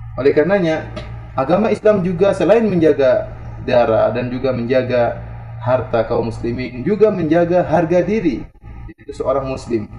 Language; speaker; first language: Indonesian; native; Indonesian